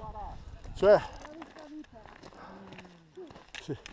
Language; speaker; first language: Italian; native; Italian